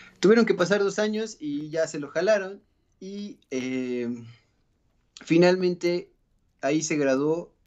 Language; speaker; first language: Spanish; native; Spanish